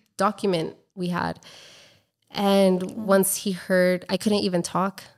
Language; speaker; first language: English; native; English